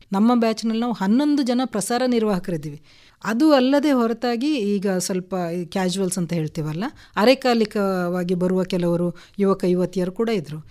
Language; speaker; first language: Kannada; non-native, local second language; Konkani